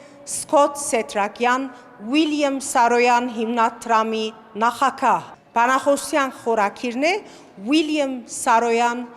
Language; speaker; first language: Armenian; native; Armenian